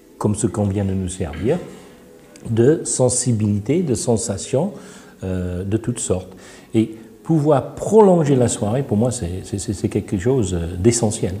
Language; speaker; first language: French; non-native, fluent; English